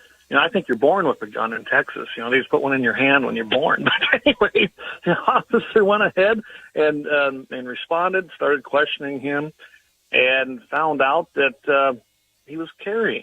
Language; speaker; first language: English; native; English